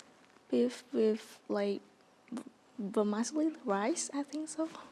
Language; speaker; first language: English; non-native, learner; Vietnamese